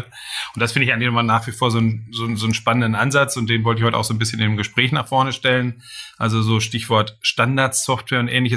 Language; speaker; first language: German; native; German